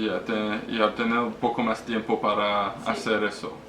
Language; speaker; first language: Spanish; non-native, learner; French